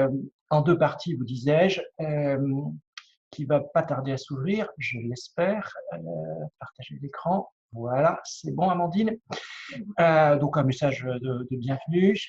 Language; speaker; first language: French; native; French